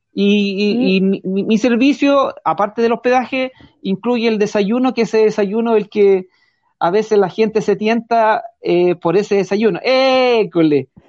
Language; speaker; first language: Spanish; native; Spanish